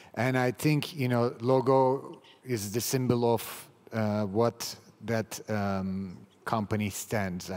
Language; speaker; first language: English; non-native, fluent; Turkish